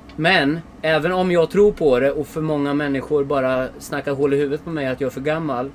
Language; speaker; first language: Swedish; native; Swedish